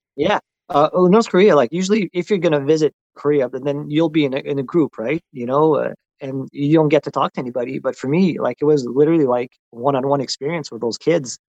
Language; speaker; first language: English; non-native, local second language; French